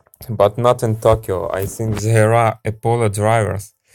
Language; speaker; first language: English; non-native, learner; Russian